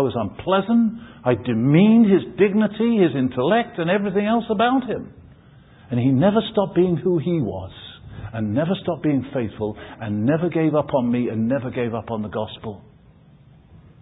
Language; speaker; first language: English; native; English